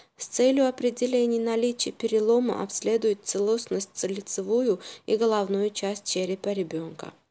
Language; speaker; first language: Russian; non-native, local second language; Uzbek